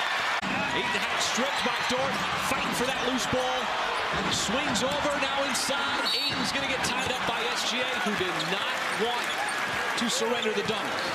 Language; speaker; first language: English; native; English